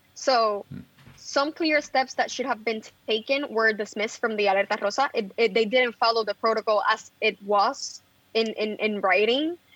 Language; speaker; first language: English; non-native, fluent; Spanish